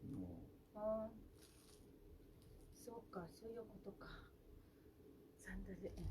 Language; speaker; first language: Japanese; non-native, fluent; Filipino